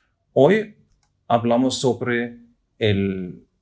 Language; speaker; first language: Spanish; non-native, fluent; German